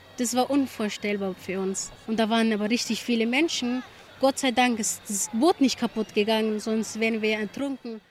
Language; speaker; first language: German; early bilingual, other home language; Kurdish